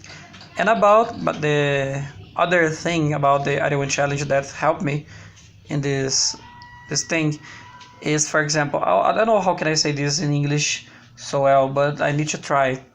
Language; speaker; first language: English; non-native, learner; Portuguese